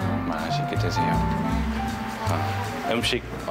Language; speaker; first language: Korean; non-native, learner; German